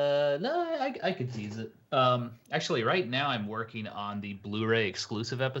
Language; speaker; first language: English; native; English